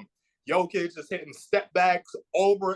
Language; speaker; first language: English; native; English